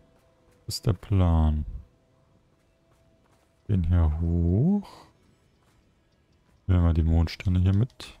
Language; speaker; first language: German; native; German